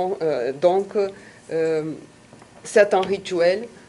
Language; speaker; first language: French; non-native, fluent; Portuguese